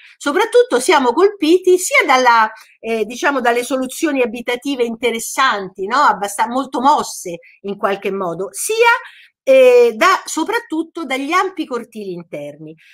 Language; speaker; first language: Italian; native; Italian